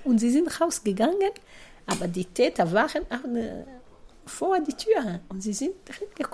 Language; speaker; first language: German; non-native, fluent; Kinyarwanda